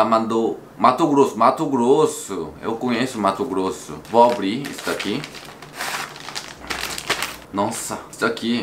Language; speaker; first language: Portuguese; non-native, fluent; Korean